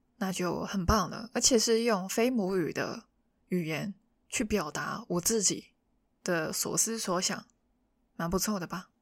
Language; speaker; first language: Chinese; non-native, local second language; Cantonese